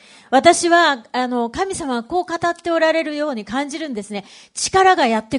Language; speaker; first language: Japanese; native; Japanese